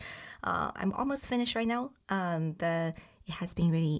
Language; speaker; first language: English; non-native, fluent; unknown